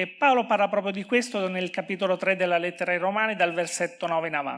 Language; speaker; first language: Italian; native; Italian